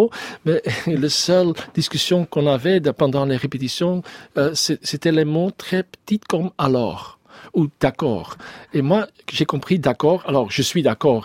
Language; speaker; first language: French; non-native, learner; Dutch